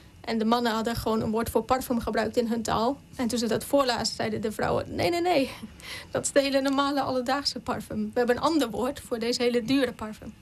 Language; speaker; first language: Dutch; native; Dutch